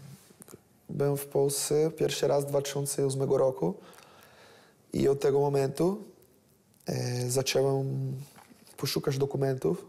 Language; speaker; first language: Polish; non-native, learner; Portuguese